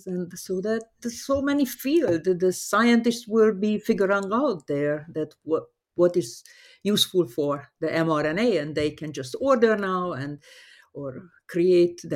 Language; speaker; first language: English; non-native, fluent; Hungarian